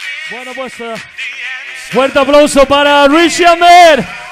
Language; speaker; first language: Spanish; native; Spanish